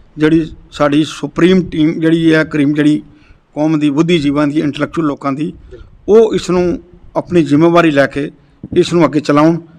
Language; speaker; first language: Punjabi; native; Punjabi